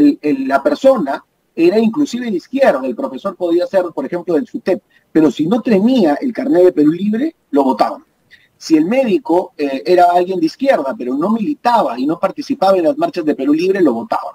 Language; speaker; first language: Spanish; native; Spanish